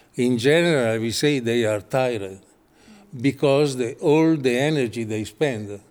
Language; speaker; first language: English; non-native, fluent; Italian